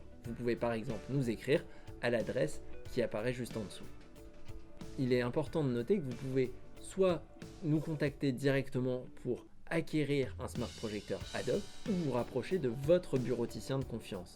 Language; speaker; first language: French; native; French